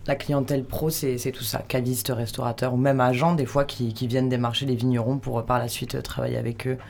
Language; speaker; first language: French; native; French